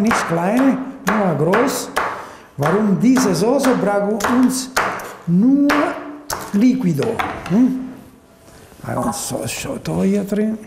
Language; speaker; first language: German; non-native, learner; Italian